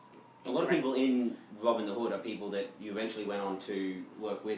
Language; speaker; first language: English; native; English